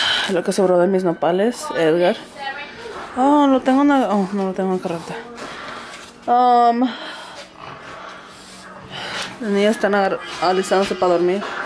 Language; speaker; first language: Spanish; early bilingual, heritage; Spanish